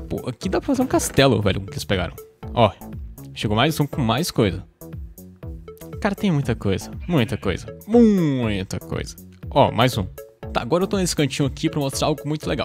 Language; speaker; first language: Portuguese; native; Portuguese